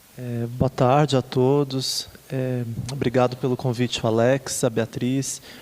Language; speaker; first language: Portuguese; native; Portuguese